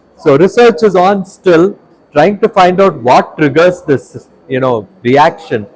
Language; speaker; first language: English; non-native, local second language; Tamil